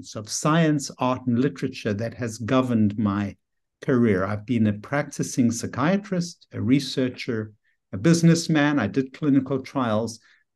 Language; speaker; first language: English; native; English